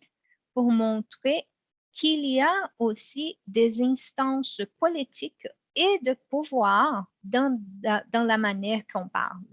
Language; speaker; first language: French; non-native, fluent; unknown